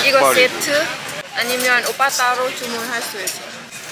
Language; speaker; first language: Korean; non-native, learner; Thai